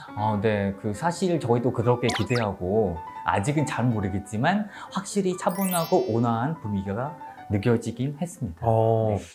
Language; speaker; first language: Korean; non-native, fluent; Khmer